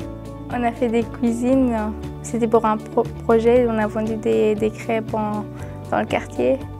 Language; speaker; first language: French; non-native, learner; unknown